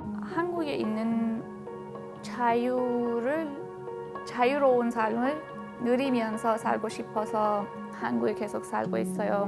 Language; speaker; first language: Korean; non-native, fluent; Persian